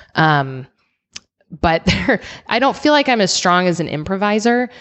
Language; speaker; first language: English; native; English